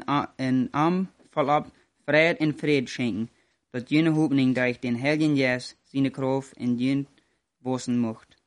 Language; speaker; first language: German; non-native, learner; Plautdietsch